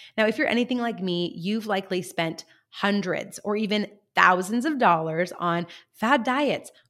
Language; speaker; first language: English; native; English